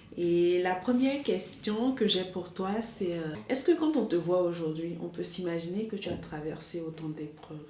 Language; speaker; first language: French; native; French